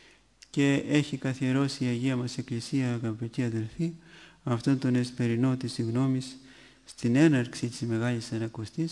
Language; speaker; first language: Greek; native; Greek